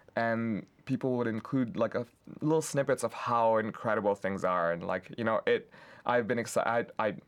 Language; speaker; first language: English; non-native, local second language; Urdu